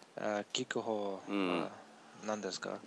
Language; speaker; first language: Japanese; non-native, learner; English